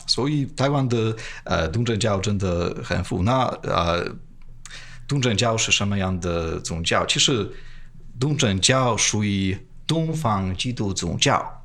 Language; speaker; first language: Chinese; non-native, fluent; Polish